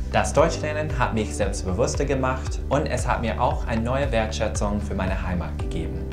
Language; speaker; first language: German; non-native, learner; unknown